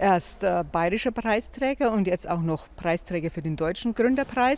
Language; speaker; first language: German; native; German